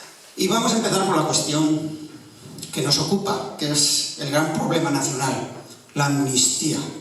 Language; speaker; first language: Spanish; native; Spanish